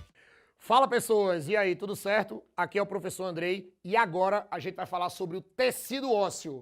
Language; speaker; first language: Portuguese; native; Portuguese